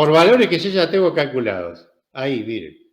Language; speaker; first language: Spanish; native; Spanish